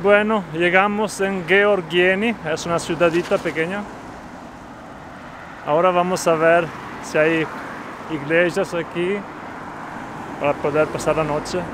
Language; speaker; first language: Spanish; non-native, fluent; Portuguese